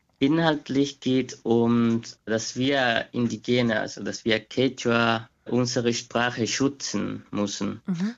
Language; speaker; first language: German; non-native, fluent; Quechua